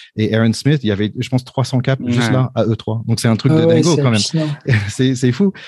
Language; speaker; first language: French; non-native, fluent; English